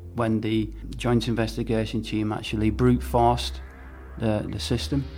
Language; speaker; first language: English; native; English